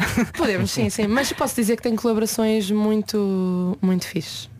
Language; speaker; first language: Portuguese; native; Portuguese